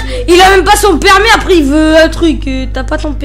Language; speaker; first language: French; native; French